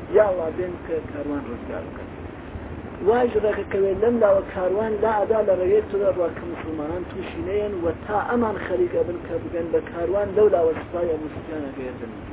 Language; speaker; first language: Central Kurdish; non-native, local second language; Gurani